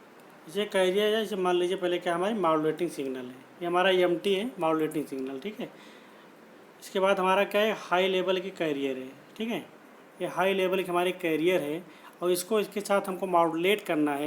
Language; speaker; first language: Hindi; native; Hindi